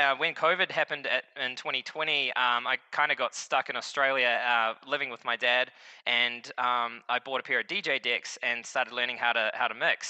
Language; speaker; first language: English; native; English